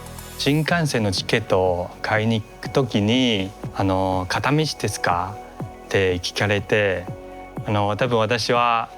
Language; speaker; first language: Japanese; non-native, fluent; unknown